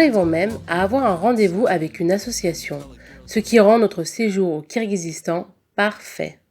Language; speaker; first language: French; native; French